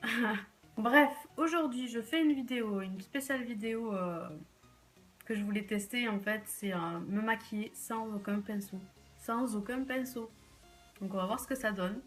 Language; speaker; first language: French; native; French